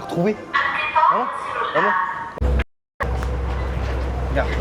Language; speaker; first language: French; native; French